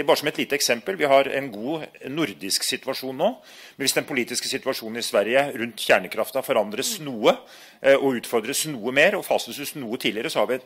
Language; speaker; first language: Norwegian; native; Norwegian